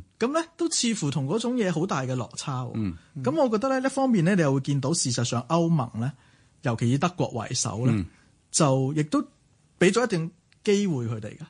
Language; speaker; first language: Cantonese; native; Cantonese